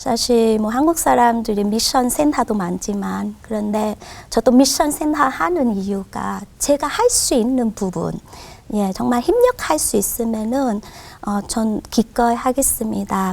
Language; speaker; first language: Korean; non-native, fluent; Vietnamese